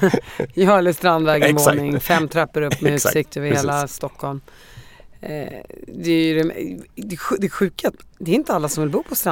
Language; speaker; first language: Swedish; native; Swedish